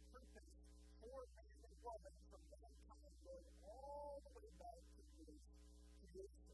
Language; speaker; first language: English; native; English